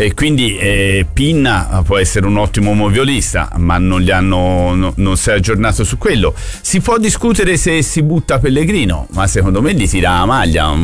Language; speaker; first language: Italian; native; Italian